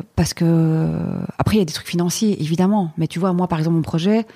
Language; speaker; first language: French; native; French